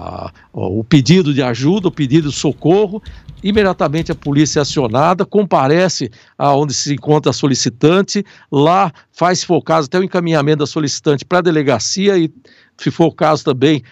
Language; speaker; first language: Portuguese; native; Portuguese